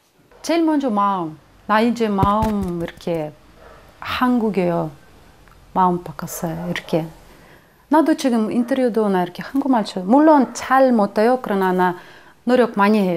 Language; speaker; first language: Korean; non-native, learner; Russian